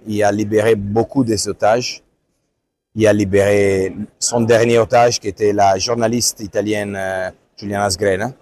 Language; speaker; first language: French; non-native, fluent; Italian